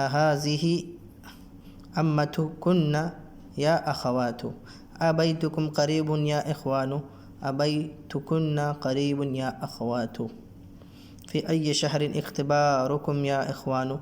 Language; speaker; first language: Arabic; non-native, fluent; Urdu